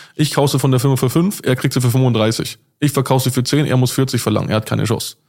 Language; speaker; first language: German; native; German